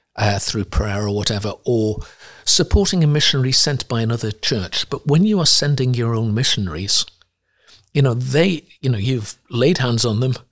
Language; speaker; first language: English; native; English